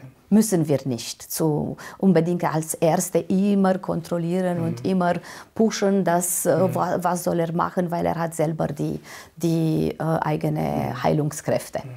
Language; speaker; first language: German; non-native, fluent; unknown